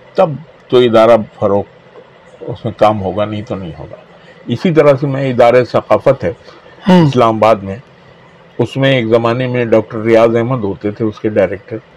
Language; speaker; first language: Urdu; native; Urdu